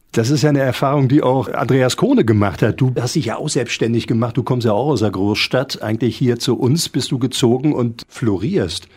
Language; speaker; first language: German; native; German